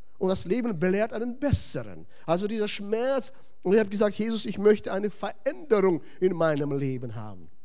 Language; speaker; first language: German; non-native, fluent; Russian